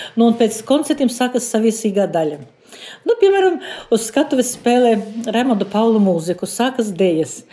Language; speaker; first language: Latvian; native; Latvian